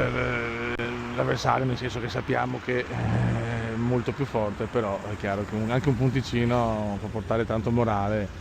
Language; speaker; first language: Italian; native; Italian